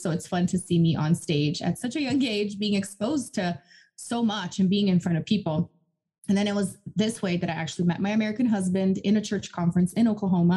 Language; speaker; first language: English; non-native, fluent; Portuguese